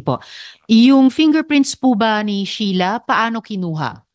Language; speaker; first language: Filipino; native; Filipino